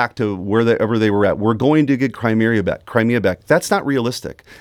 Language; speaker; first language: English; early bilingual, other home language; German